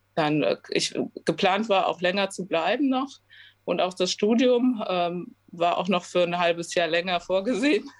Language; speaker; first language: German; early bilingual, other home language; Romanian